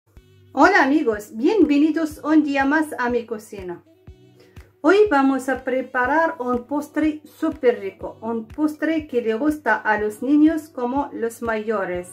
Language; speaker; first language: Spanish; non-native, fluent; Arabic